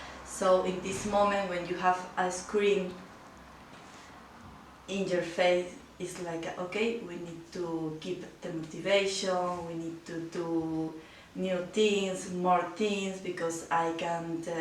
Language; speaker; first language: English; non-native, learner; Spanish